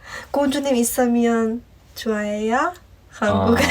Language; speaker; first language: Korean; non-native, learner; Persian